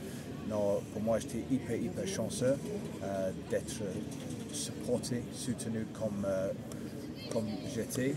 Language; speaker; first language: French; non-native, fluent; English